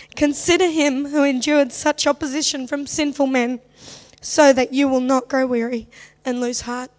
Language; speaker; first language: English; native; English